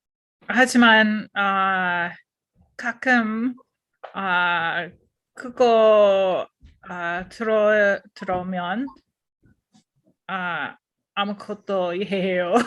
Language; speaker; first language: Korean; non-native, learner; English